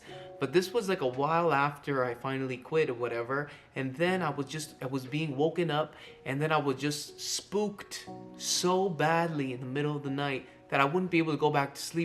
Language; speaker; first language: English; native; English